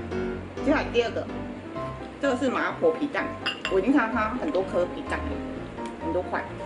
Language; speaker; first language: Chinese; native; Chinese